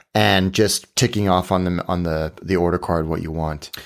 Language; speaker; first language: English; native; English